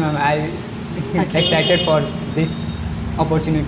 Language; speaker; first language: English; non-native, learner; Hindi